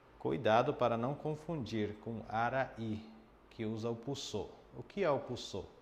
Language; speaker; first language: Portuguese; non-native, fluent; Guarani